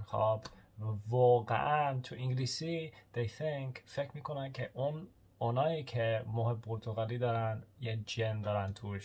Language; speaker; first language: Persian; early bilingual, heritage; Persian